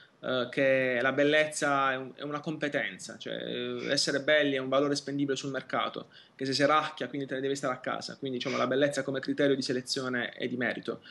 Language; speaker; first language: Italian; native; Italian